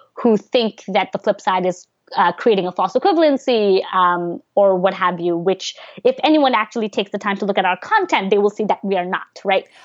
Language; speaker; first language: English; early bilingual, other home language; Bangla